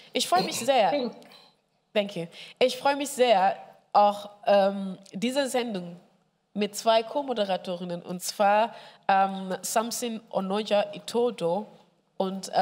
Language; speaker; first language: German; non-native, fluent; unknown